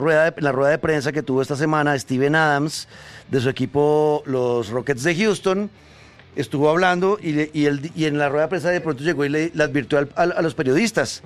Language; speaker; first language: Spanish; native; Spanish